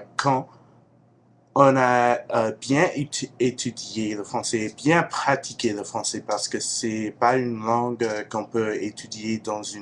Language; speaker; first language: French; non-native, fluent; English